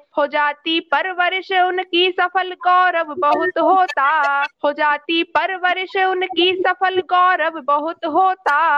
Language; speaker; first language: Hindi; native; Hindi